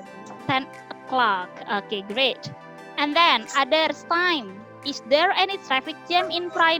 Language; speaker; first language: English; non-native, fluent; Indonesian